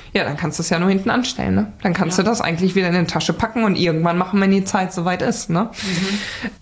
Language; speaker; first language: German; native; German